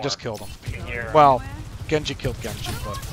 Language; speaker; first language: English; native; English